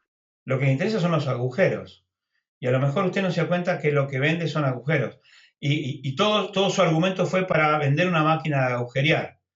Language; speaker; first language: Spanish; native; Spanish